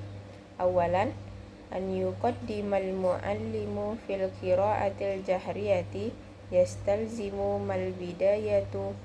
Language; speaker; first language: Arabic; non-native, learner; Indonesian